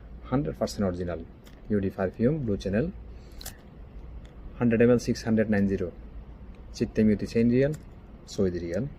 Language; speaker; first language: Arabic; non-native, learner; Bangla